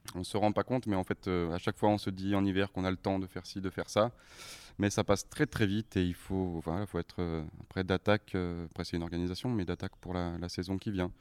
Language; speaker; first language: French; native; French